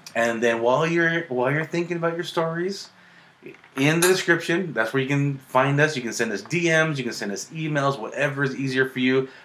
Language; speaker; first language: English; native; English